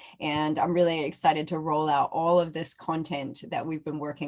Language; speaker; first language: English; native; English